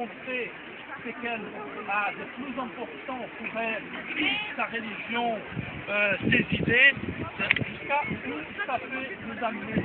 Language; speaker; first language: French; non-native, fluent; Portuguese